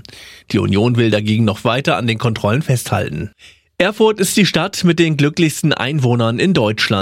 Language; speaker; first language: German; native; German